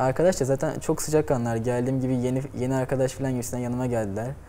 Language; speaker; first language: Turkish; native; Turkish